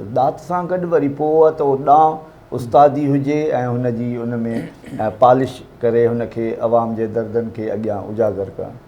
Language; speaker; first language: Sindhi; native; Sindhi